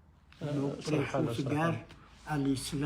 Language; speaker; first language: Portuguese; non-native, learner; Arabic